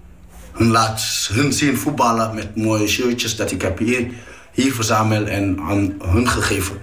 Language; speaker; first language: Dutch; non-native, fluent; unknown